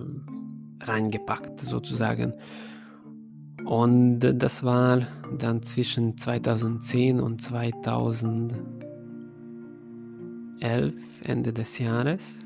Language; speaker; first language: German; non-native, fluent; Hungarian